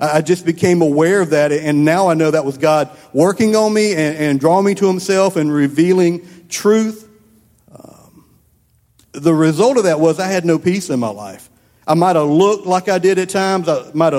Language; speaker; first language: English; native; English